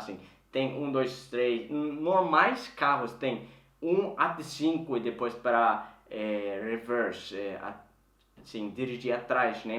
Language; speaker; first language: Portuguese; non-native, fluent; Swedish